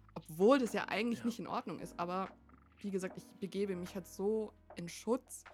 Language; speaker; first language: German; early bilingual, other home language; Vietnamese